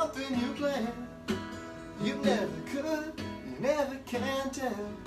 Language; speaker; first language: English; native; English